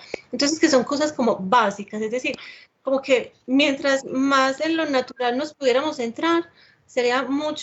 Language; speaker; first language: Spanish; native; Spanish